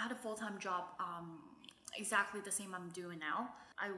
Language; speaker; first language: English; non-native, local second language; Wu Chinese